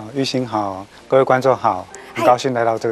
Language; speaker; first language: Chinese; native; Chinese